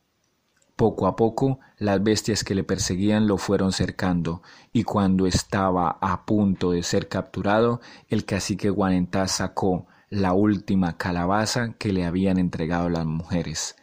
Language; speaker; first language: Spanish; native; Spanish